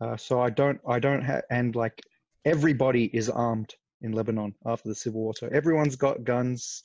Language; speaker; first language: English; non-native, fluent; Arabic